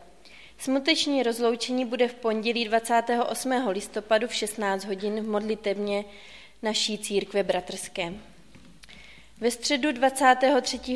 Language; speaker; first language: Czech; native; Czech